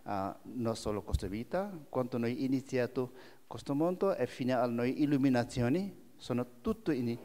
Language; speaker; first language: Italian; non-native, learner; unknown